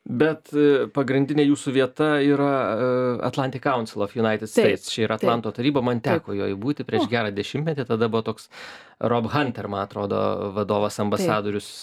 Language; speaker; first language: Lithuanian; native; Lithuanian